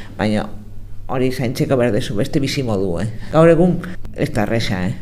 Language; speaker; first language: Basque; non-native, local second language; Spanish